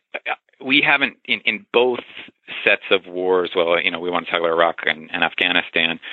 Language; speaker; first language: English; native; English